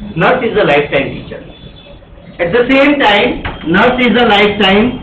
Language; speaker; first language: English; non-native, local second language; Gujarati